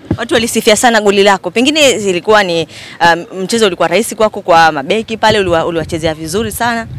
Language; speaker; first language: Swahili; native; Swahili